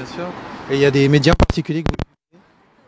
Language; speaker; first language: French; native; French